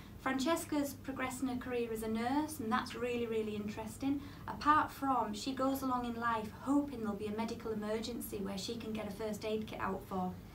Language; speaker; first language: English; native; English